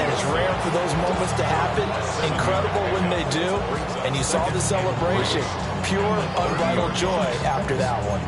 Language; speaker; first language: English; native; English